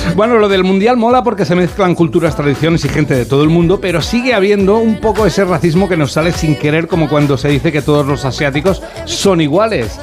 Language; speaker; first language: Spanish; native; Spanish